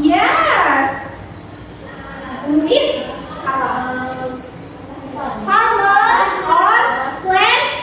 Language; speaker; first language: English; non-native, learner; Indonesian